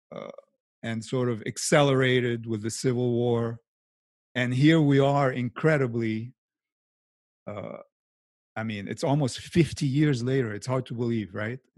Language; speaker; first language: English; non-native, fluent; Arabic